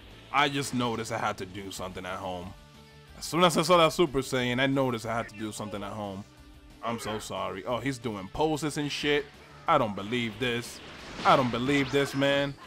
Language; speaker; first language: English; native; English